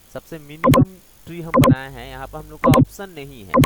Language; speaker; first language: Hindi; non-native, local second language; Bangla